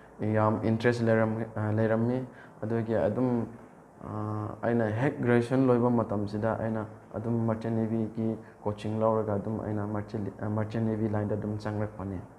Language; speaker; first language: Manipuri; non-native, local second language; Rongmei Naga